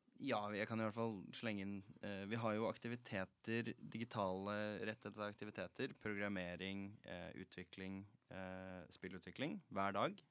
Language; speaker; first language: Norwegian; native; Norwegian